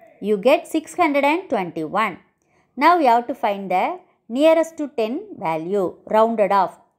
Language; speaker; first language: English; non-native, local second language; Tamil